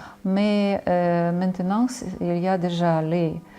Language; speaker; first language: French; non-native, fluent; Ukrainian